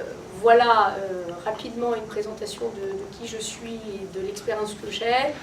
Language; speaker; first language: French; native; French